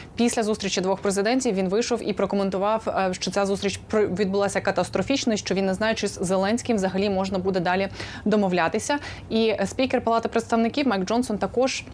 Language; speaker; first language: Ukrainian; native; Ukrainian